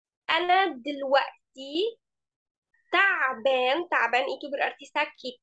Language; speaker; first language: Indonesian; non-native, fluent; Arabic